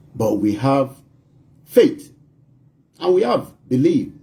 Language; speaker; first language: English; non-native, local second language; Yoruba